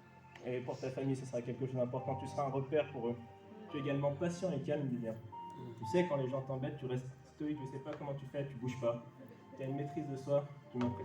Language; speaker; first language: French; native; French